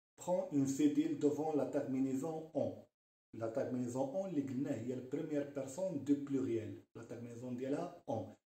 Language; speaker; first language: French; non-native, local second language; Arabic